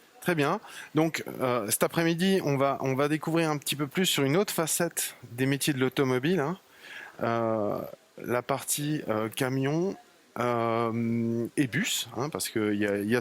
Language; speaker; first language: French; native; French